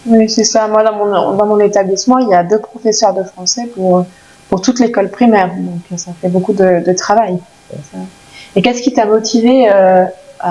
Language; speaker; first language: French; native; French